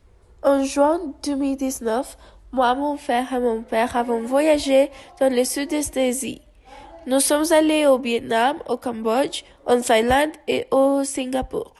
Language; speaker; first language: French; non-native, learner; Spanish